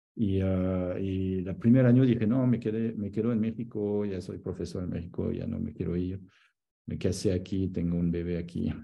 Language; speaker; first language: Spanish; non-native, fluent; French